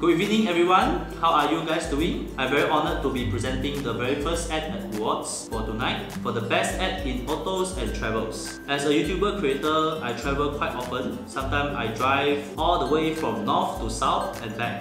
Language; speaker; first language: English; non-native, local second language; Chinese